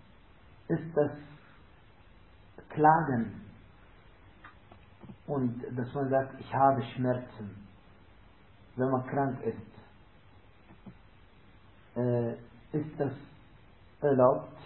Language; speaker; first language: German; non-native, fluent; Arabic